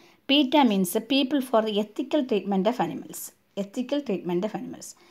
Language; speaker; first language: English; non-native, local second language; Tamil